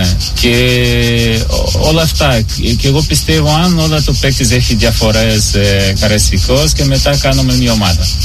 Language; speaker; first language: Greek; non-native, learner; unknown